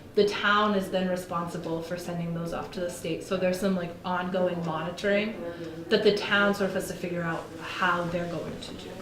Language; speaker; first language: English; native; English